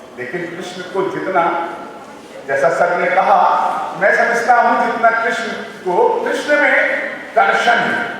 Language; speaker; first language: Hindi; native; Hindi